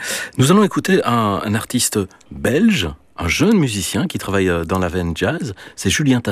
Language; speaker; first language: French; native; French